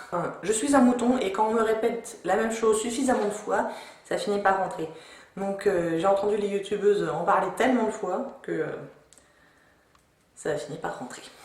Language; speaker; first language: French; native; French